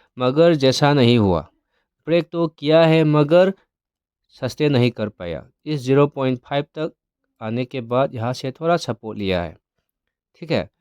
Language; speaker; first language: Hindi; non-native, local second language; Manipuri